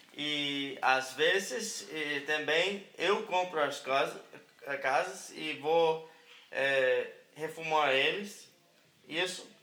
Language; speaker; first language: Portuguese; non-native, learner; English